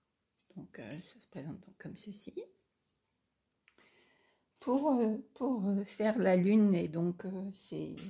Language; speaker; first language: French; native; French